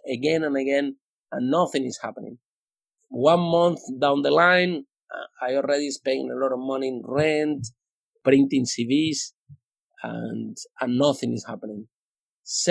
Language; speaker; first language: English; non-native, fluent; Spanish